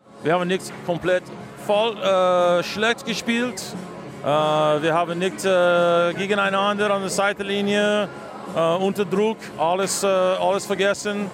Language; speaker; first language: German; non-native, fluent; English